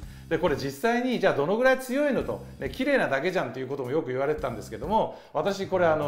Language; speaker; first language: Japanese; native; Japanese